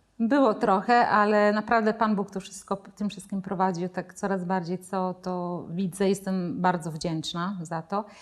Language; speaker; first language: Polish; non-native, fluent; Italian